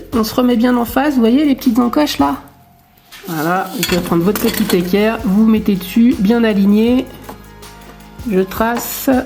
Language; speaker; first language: French; native; French